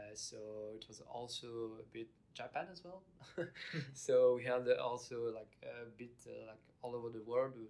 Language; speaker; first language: English; non-native, fluent; French